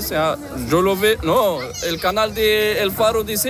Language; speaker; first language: Spanish; non-native, learner; Arabic